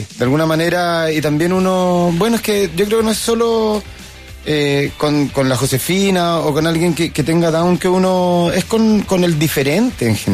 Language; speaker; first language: Spanish; native; Spanish